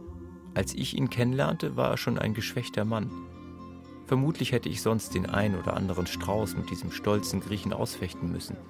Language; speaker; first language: German; native; German